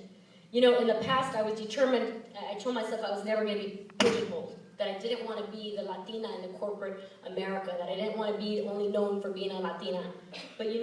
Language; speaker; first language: English; early bilingual, other home language; Spanish